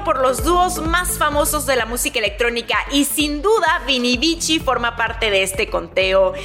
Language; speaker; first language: Spanish; native; Spanish